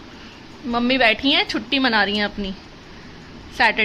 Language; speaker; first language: Hindi; native; Hindi